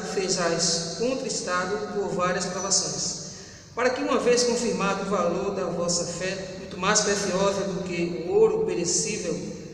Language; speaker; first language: Portuguese; native; Portuguese